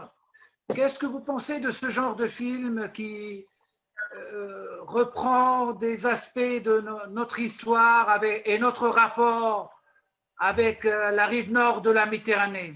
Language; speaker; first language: French; non-native, local second language; Arabic